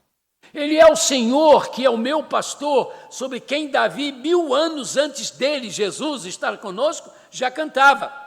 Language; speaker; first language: Portuguese; native; Portuguese